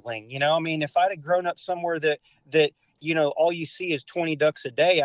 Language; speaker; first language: English; native; English